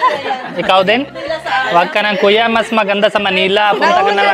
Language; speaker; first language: Filipino; non-native, learner; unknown